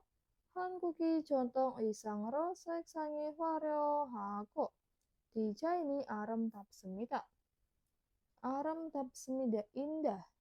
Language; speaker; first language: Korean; non-native, fluent; Indonesian